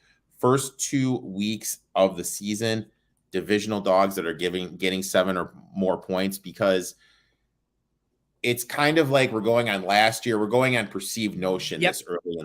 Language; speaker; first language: English; native; English